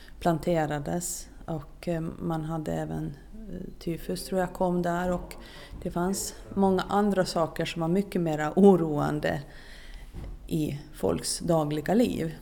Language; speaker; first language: Swedish; native; Swedish